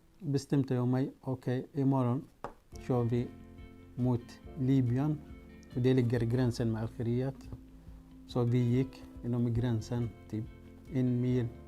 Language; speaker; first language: Swedish; non-native, fluent; Arabic